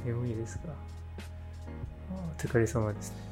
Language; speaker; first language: Japanese; non-native, learner; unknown